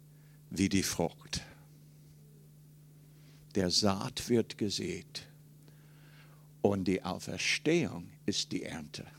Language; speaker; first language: German; non-native, fluent; English